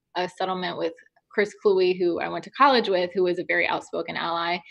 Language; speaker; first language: English; native; English